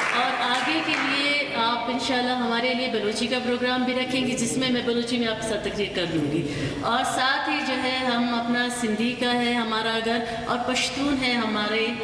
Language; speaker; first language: Urdu; non-native, local second language; Brahui